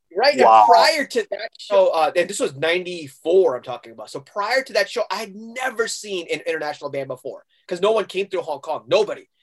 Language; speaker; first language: English; non-native, local second language; Urdu